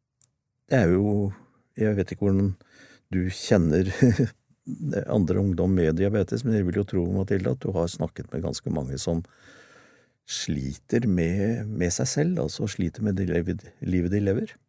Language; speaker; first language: Norwegian; native; Norwegian